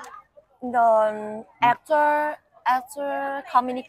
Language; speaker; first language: English; non-native, learner; Vietnamese